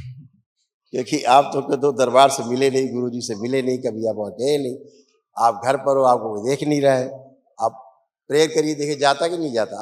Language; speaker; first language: Hindi; native; Hindi